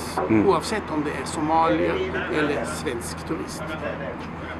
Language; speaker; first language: Swedish; non-native, fluent; Hebrew